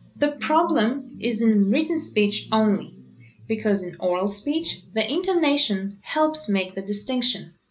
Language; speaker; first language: English; non-native, fluent; Greek